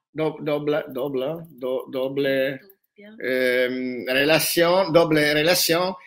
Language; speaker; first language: Spanish; non-native, learner; Italian